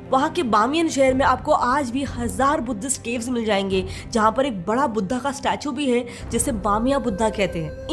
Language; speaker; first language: Hindi; native; Hindi